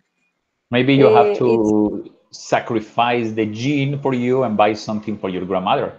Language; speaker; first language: English; non-native, fluent; Spanish